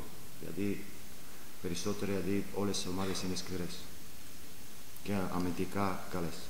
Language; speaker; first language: Greek; non-native, fluent; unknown